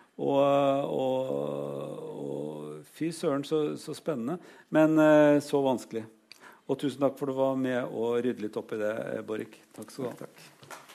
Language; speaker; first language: Norwegian; native; Norwegian